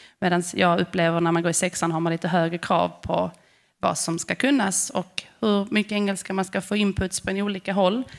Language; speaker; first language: Swedish; native; Swedish